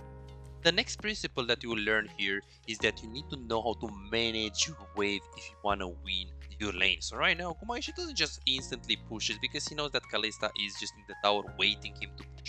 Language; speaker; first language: English; non-native, fluent; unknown